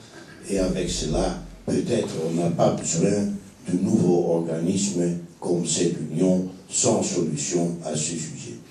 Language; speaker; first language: French; non-native, fluent; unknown